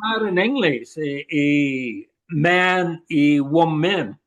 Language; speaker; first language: Spanish; non-native, learner; English